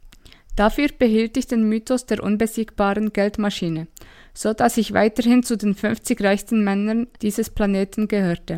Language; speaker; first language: German; native; German